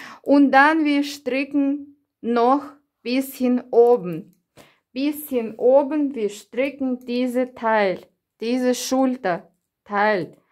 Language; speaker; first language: German; non-native, learner; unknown